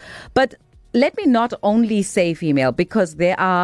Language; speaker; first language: English; native; English